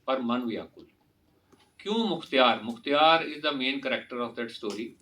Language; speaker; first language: Hindi; non-native, local second language; Punjabi